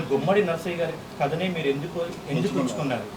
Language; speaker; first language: Telugu; native; Telugu